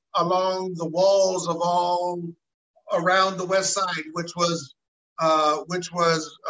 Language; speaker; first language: English; early bilingual, other home language; Spanish